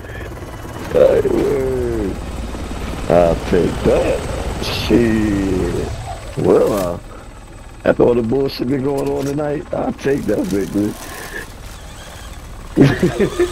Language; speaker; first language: English; native; English